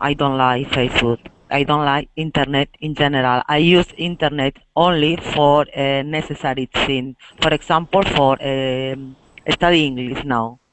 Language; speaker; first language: English; non-native, learner; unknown